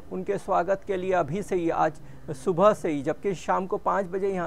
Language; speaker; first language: Hindi; non-native, local second language; Marathi